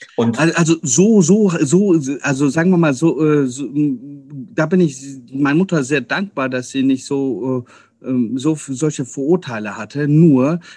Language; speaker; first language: German; early bilingual, other home language; Arabic